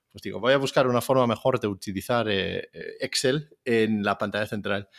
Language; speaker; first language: Spanish; non-native, fluent; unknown